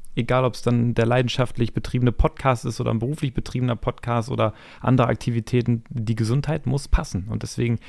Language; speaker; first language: German; native; German